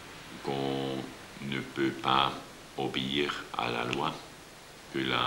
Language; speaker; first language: French; non-native, local second language; German